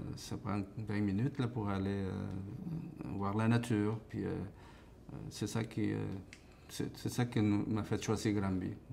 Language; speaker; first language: French; non-native, fluent; Spanish